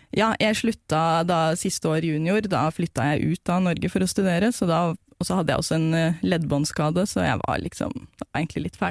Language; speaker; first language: Norwegian; native; Norwegian